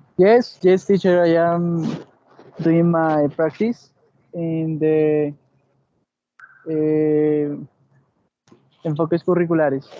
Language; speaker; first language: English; non-native, learner; Spanish